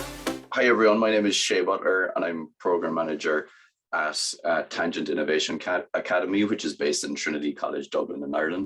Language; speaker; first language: English; native; English